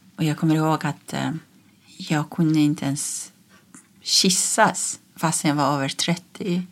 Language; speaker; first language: Swedish; non-native, fluent; Persian